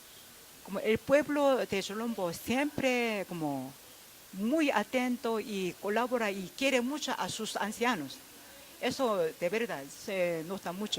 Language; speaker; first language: Spanish; non-native, fluent; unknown